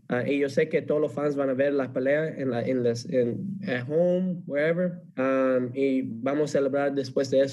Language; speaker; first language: Spanish; early bilingual, heritage; English